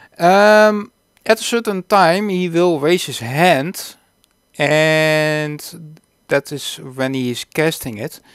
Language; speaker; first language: English; non-native, fluent; Dutch